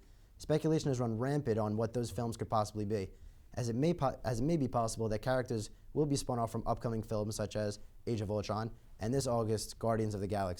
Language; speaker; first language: English; native; English